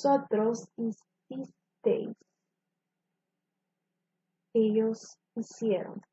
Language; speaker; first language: Spanish; non-native, fluent; English